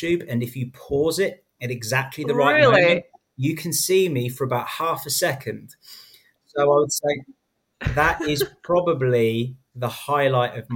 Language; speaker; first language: English; native; English